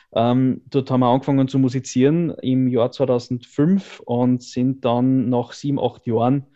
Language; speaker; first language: German; native; German